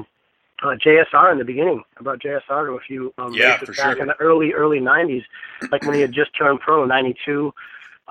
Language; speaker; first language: English; native; English